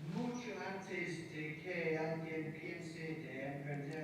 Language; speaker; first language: Spanish; non-native, learner; English